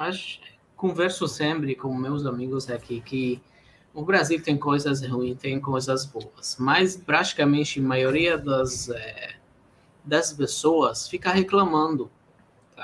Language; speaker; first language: Portuguese; non-native, fluent; Arabic